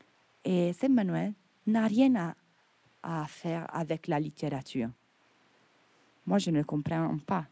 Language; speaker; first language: French; non-native, fluent; Italian